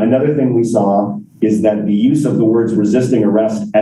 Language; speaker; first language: English; native; English